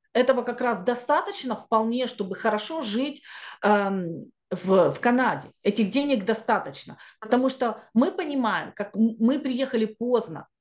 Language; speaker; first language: Russian; native; Russian